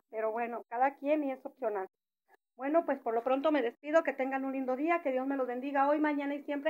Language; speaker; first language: Spanish; native; Spanish